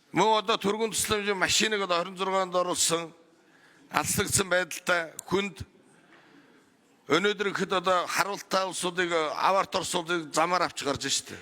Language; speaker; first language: Mongolian; non-native, local second language; Kazakh